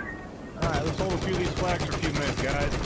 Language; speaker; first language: English; native; English